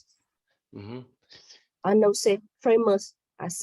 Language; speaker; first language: English; non-native, learner; Vietnamese